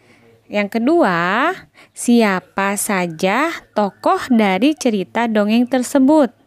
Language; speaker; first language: Indonesian; native; Indonesian